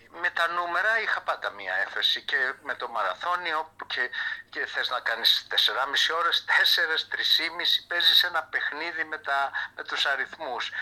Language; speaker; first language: Greek; early bilingual, heritage; Greek